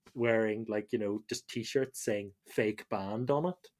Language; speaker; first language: English; native; English